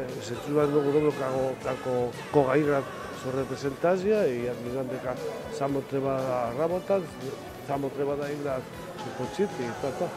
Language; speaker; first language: Macedonian; non-native, learner; Spanish